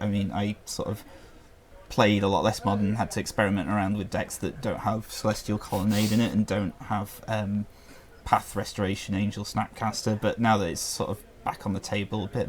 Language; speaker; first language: English; native; English